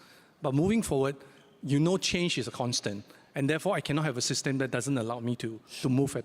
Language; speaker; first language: English; native; English